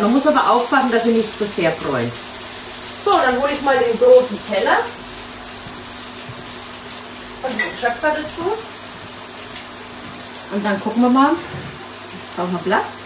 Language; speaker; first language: German; native; German